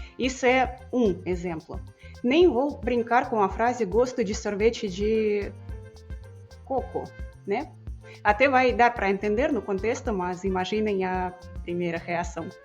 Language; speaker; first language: Portuguese; non-native, fluent; Russian